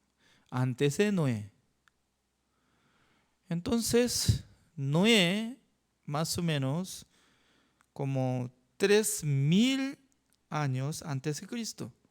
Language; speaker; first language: Spanish; non-native, learner; Korean